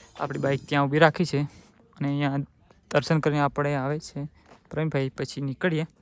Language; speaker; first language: Gujarati; non-native, local second language; Rathawi